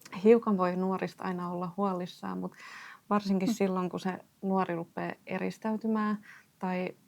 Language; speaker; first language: Finnish; native; Finnish